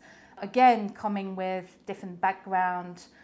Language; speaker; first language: English; non-native, fluent; French